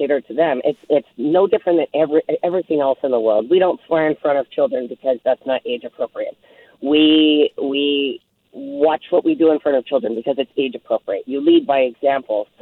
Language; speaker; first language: English; native; English